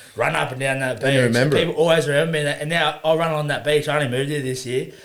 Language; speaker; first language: English; native; English